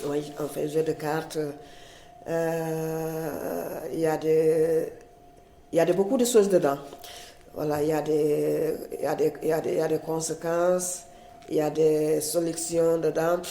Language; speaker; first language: French; non-native, learner; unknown